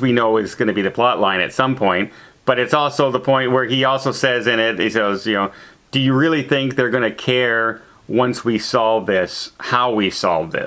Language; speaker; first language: English; native; English